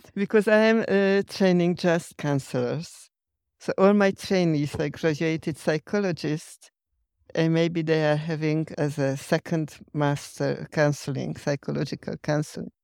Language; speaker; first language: English; non-native, fluent; Hungarian